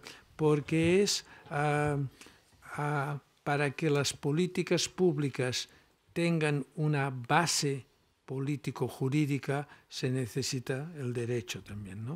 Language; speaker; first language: Spanish; non-native, local second language; Catalan